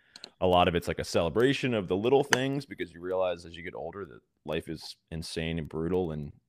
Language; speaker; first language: English; native; English